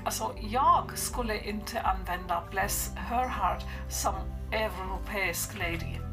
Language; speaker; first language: Swedish; non-native, fluent; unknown